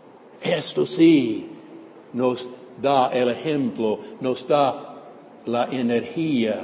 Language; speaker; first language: Spanish; non-native, fluent; English